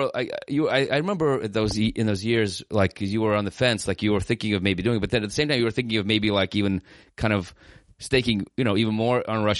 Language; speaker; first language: English; native; English